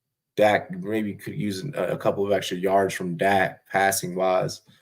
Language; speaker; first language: English; native; English